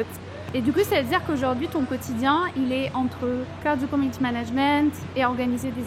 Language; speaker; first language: French; native; French